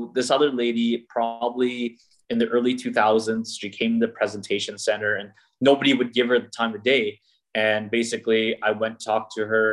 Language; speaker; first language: English; native; English